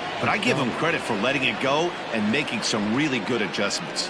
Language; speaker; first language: English; native; English